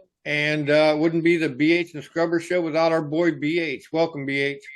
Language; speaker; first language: English; native; English